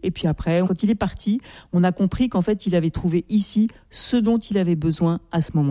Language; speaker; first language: French; native; French